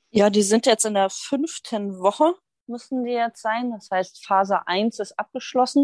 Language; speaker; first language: German; native; German